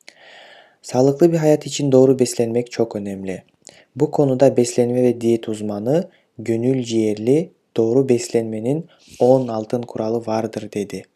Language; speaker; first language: Turkish; non-native, fluent; Kyrgyz